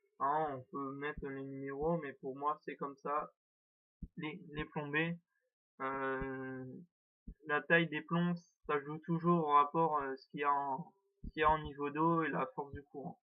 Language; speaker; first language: French; native; French